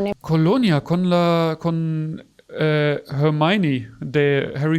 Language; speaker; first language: Spanish; non-native, fluent; German